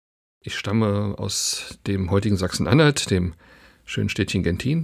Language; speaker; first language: German; native; German